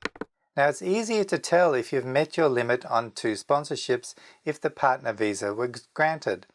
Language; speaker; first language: English; native; English